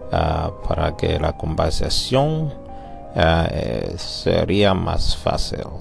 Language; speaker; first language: Spanish; non-native, learner; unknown